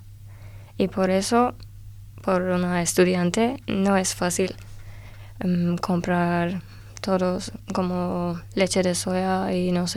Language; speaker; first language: Spanish; non-native, learner; Turkish